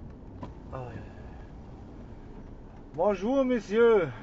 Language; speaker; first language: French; non-native, learner; German